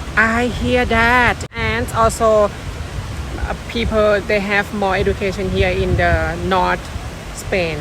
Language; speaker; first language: English; non-native, learner; Thai